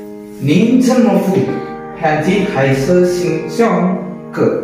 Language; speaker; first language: Chinese; non-native, learner; Indonesian